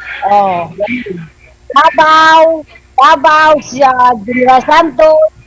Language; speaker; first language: Filipino; non-native, local second language; Cebuano